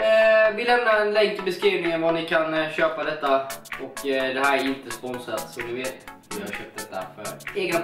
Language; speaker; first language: Swedish; native; Swedish